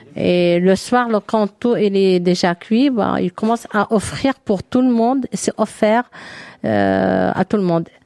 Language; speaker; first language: French; non-native, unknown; Arabic